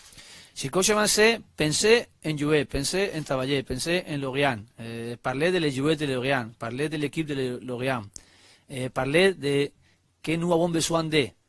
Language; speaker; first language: French; non-native, learner; Spanish